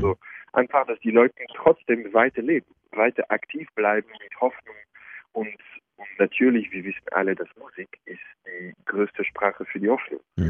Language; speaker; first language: German; non-native, fluent; French